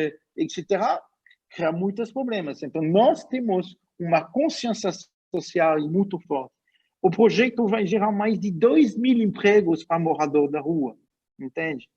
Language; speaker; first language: Portuguese; non-native, fluent; French